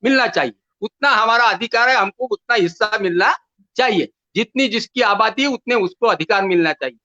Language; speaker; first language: Hindi; non-native, local second language; Marathi